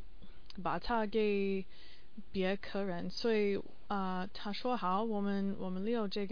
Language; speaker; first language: Chinese; non-native, learner; English